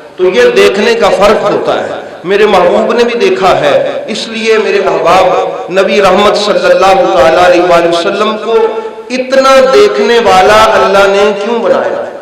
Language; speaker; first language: Urdu; non-native, local second language; Punjabi